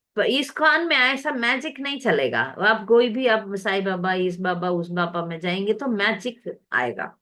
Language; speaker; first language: Hindi; non-native, local second language; Tamil